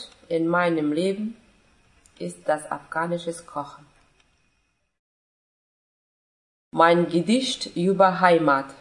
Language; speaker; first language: German; non-native, fluent; Persian